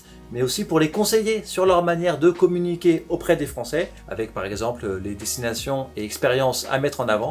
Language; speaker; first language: French; native; French